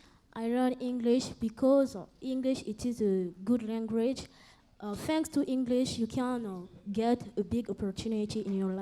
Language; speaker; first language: English; non-native, learner; French